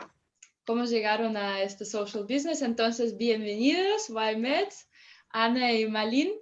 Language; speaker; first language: Spanish; non-native, fluent; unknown